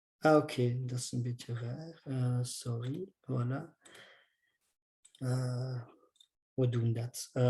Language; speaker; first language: Dutch; non-native, local second language; French